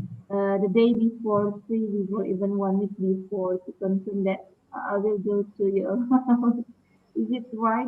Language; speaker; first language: English; non-native, learner; Indonesian